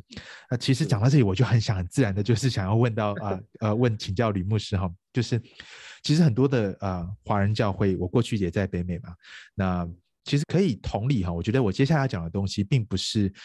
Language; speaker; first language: Chinese; native; Chinese